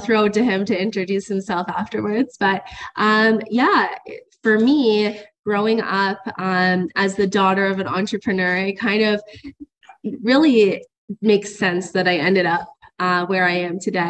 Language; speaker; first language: English; native; English